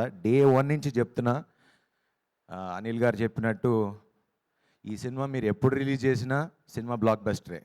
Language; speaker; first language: Telugu; native; Telugu